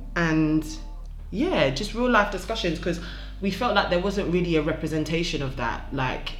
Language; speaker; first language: English; non-native, local second language; French